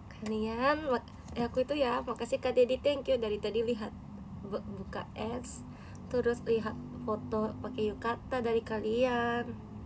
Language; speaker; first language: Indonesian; non-native, fluent; Japanese